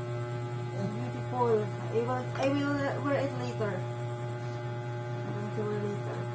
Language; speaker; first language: English; non-native, local second language; Filipino